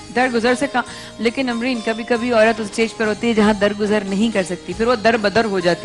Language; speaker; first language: Urdu; native; Urdu